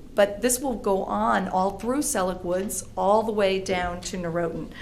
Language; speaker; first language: English; native; English